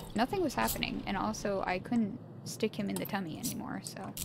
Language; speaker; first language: English; native; English